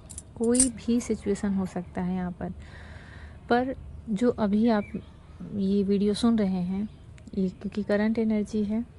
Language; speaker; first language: Hindi; native; Hindi